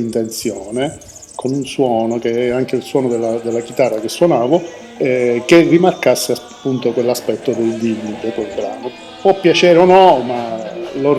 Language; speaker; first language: Italian; native; Italian